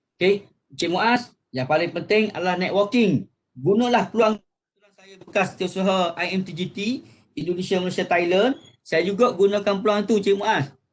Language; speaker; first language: Malay; native; Malay